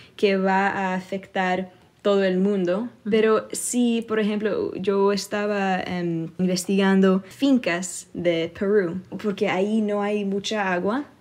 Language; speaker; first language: Spanish; early bilingual, heritage; Spanish